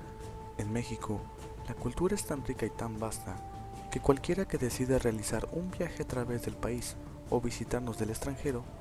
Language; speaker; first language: Spanish; native; Spanish